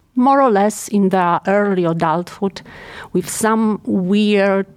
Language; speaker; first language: English; non-native, fluent; Polish